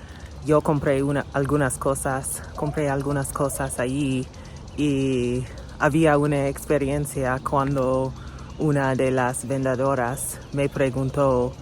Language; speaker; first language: Spanish; non-native, learner; English